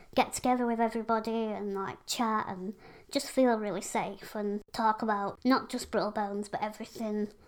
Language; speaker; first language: English; native; English